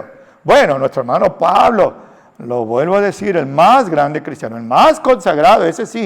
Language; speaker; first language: Spanish; native; Spanish